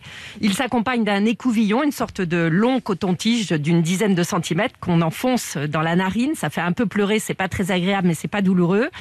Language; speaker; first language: French; native; French